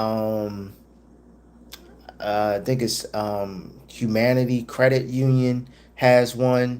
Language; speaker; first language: English; native; English